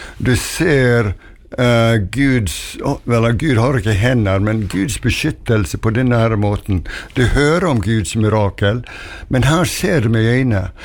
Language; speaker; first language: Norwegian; early bilingual, heritage; Norwegian